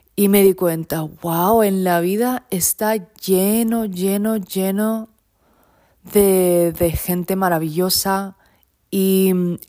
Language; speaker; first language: Spanish; non-native, fluent; Japanese